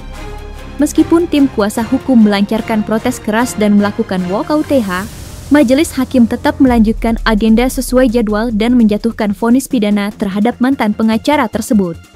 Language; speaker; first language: Indonesian; native; Indonesian